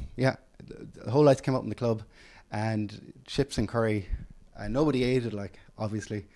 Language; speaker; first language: English; native; English